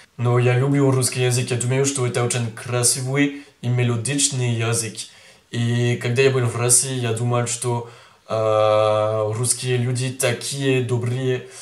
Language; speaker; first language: Russian; non-native, learner; French